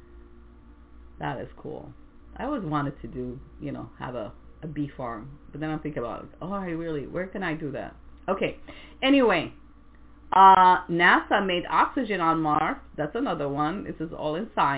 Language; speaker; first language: English; non-native, fluent; French